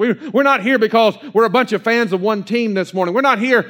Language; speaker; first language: English; native; English